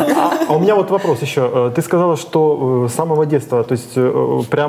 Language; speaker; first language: Russian; native; Russian